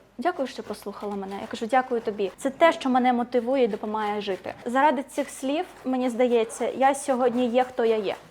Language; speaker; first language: Ukrainian; native; Ukrainian